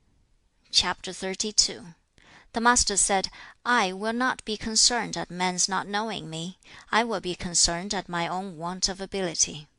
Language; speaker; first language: English; non-native, fluent; Chinese